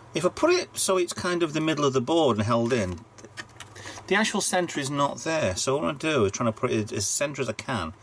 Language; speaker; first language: English; native; English